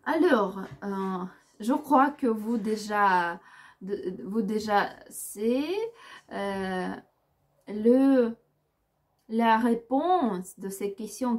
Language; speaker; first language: French; non-native, learner; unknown